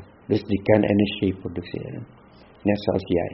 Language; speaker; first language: Dutch; non-native, fluent; Vietnamese